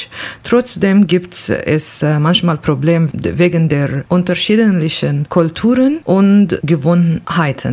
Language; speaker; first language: German; non-native, learner; Kurdish